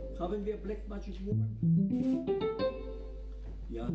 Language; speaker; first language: German; non-native, learner; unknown